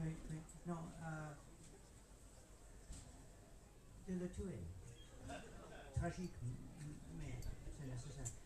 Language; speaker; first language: French; non-native, learner; English